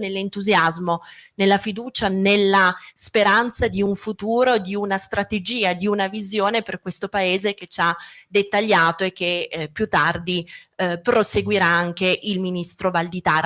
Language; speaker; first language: Italian; native; Italian